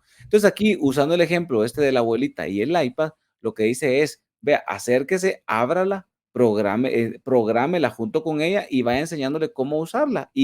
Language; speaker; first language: Spanish; native; Spanish